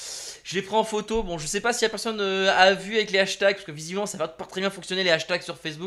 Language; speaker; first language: French; native; French